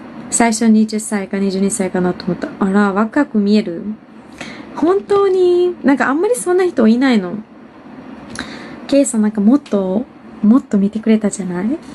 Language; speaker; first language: Japanese; non-native, fluent; Urdu